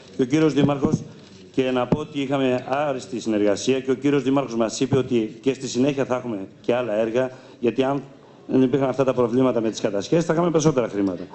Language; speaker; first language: Greek; native; Greek